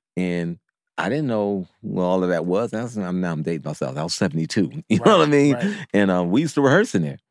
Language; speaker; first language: English; native; English